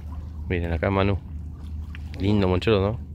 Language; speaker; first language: Spanish; native; Spanish